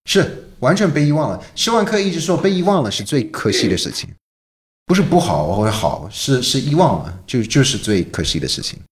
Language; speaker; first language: Chinese; non-native, fluent; English